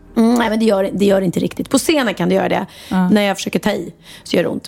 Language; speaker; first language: Swedish; native; Swedish